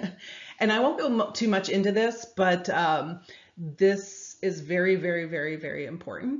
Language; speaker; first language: English; native; English